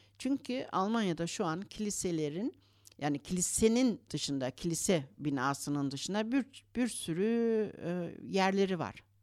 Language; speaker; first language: Turkish; early bilingual, heritage; Turkish